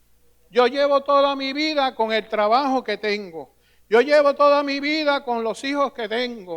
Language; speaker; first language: Spanish; native; Spanish